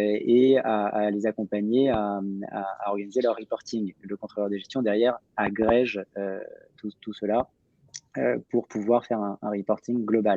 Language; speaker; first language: French; native; French